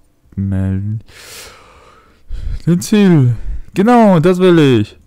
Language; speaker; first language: German; non-native, fluent; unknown